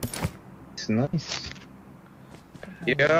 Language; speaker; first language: English; non-native, learner; Korean